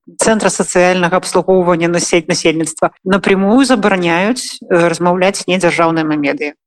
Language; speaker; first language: Belarusian; non-native, local second language; Russian